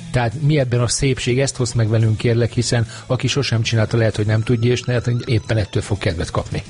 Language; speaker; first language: Hungarian; native; Hungarian